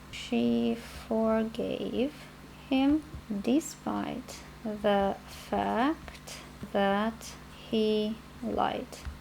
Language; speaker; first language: English; non-native, fluent; Ukrainian